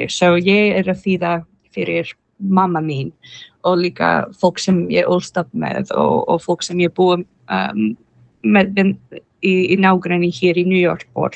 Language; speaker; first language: Icelandic; non-native, learner; English